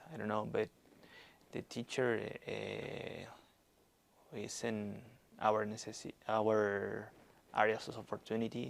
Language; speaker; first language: English; non-native, learner; Spanish